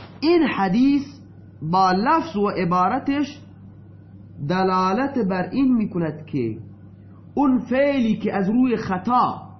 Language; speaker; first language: Persian; non-native, local second language; Baluchi